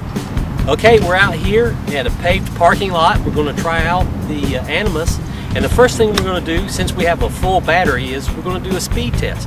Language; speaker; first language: English; native; English